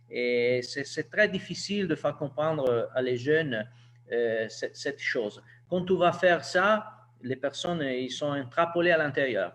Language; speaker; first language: French; non-native, learner; Italian